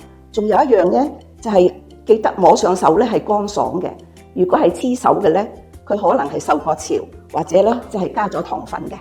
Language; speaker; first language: Cantonese; native; Cantonese